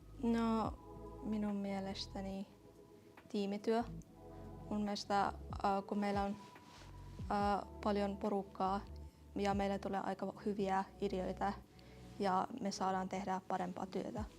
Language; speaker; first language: Finnish; non-native, fluent; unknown